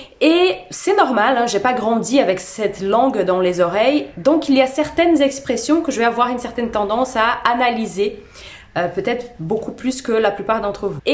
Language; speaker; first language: French; non-native, fluent; Portuguese